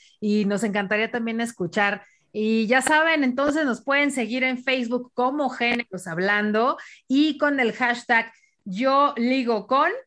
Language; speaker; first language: Spanish; native; Spanish